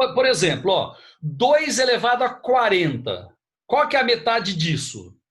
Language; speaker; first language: Portuguese; native; Portuguese